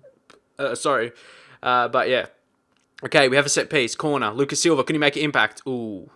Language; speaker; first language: English; native; English